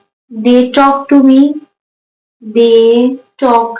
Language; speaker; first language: English; non-native, local second language; Bangla